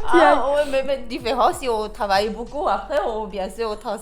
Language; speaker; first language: French; non-native, learner; Chinese